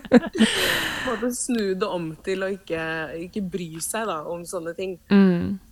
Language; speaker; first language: Norwegian; early bilingual, other home language; Spanish